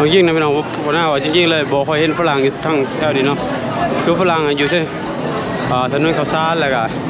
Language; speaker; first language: Thai; native; Thai